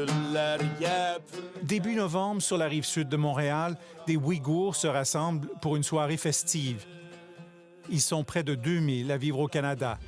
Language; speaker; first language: French; native; French